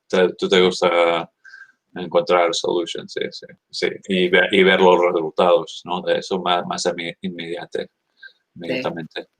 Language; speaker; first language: Spanish; non-native, fluent; English